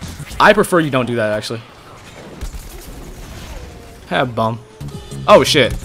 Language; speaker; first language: English; native; English